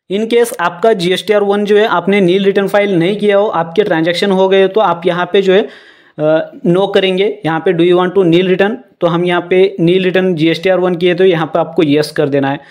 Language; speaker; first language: Hindi; non-native, local second language; Marathi